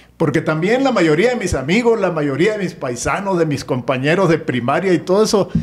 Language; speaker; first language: Spanish; native; Spanish